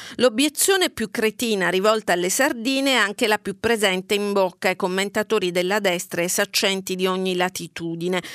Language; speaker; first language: Italian; native; Italian